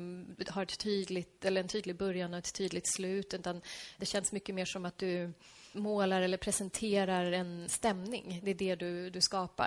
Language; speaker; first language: Swedish; native; Swedish